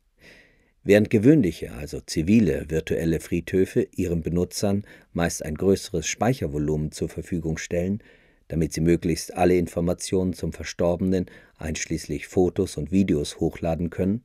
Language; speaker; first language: German; native; German